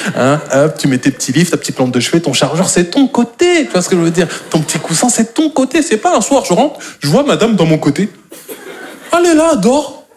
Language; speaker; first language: French; native; French